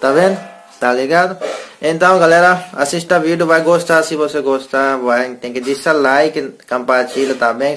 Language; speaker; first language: Portuguese; non-native, learner; Hindi